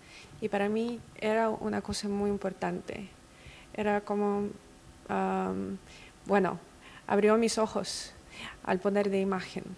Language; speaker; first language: Spanish; non-native, fluent; Russian